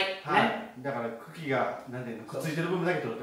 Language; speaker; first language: Japanese; native; Japanese